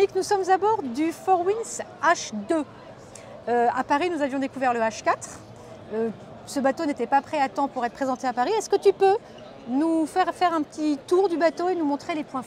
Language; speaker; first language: French; native; French